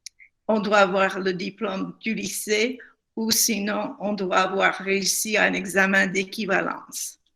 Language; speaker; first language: French; non-native, fluent; English